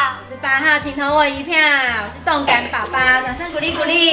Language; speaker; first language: Chinese; native; Chinese